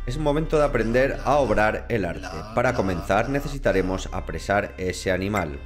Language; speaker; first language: Spanish; native; Spanish